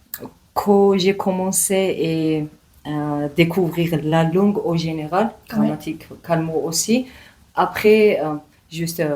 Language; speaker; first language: French; non-native, learner; Georgian